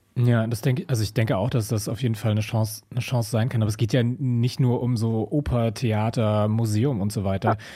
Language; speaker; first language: German; early bilingual, other home language; Arabic